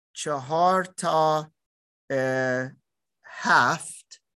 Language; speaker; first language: Persian; non-native, learner; German